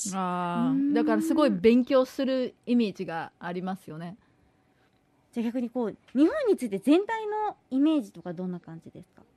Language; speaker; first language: Japanese; native; Japanese